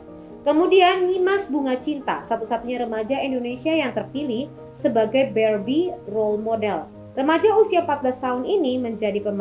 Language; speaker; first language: Indonesian; native; Indonesian